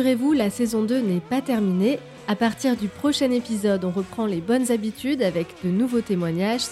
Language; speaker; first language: French; native; French